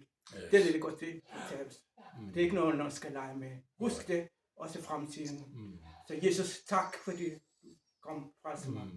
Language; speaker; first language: Danish; non-native, fluent; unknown